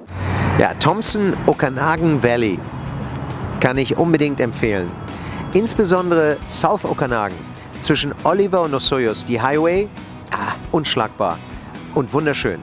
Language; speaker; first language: German; native; German